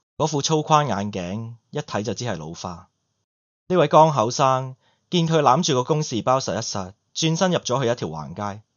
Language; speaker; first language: Cantonese; native; Cantonese